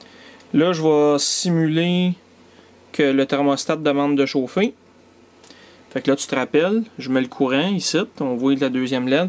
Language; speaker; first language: French; native; French